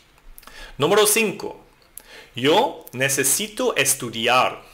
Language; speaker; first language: Spanish; non-native, fluent; German